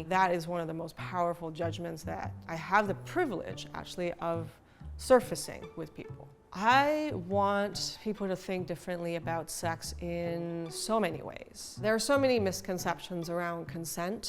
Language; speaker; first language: English; early bilingual, other home language; Cantonese